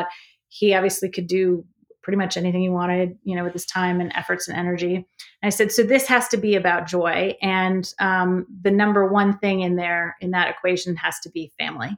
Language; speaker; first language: English; native; English